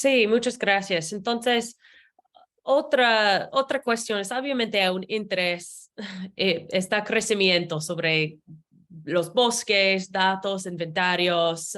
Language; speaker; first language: Spanish; non-native, fluent; English